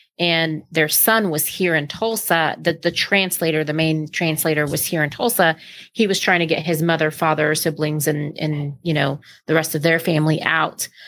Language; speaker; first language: English; native; English